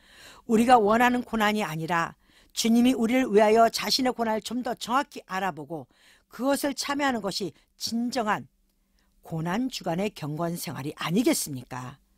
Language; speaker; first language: Korean; native; Korean